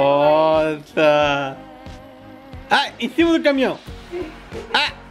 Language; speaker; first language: Portuguese; native; Portuguese